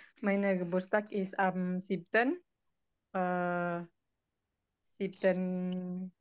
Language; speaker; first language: German; non-native, learner; Indonesian